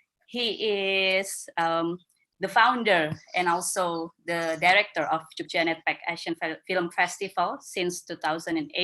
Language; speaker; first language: English; non-native, fluent; Indonesian